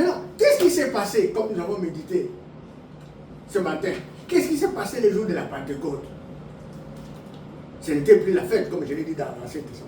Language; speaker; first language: French; non-native, local second language; Lingala